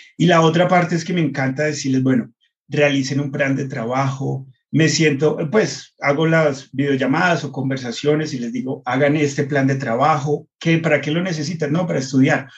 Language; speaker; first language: Spanish; early bilingual, heritage; Spanish